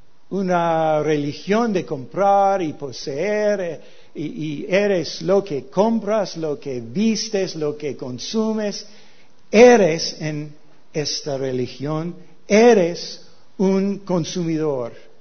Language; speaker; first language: Spanish; non-native, learner; English